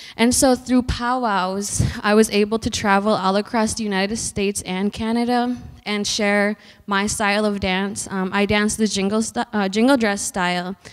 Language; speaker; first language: English; native; English